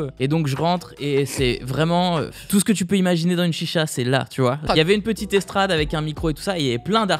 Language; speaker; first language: French; native; French